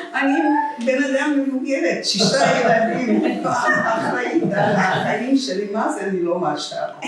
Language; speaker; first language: Hebrew; non-native, fluent; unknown